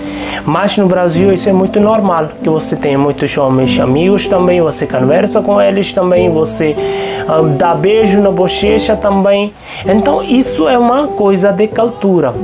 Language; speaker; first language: Portuguese; non-native, local second language; Hindi